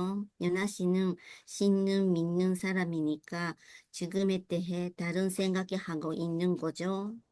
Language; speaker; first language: Korean; non-native, learner; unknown